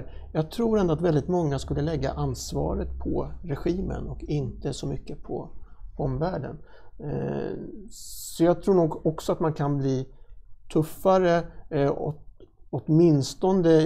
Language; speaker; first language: Swedish; native; Swedish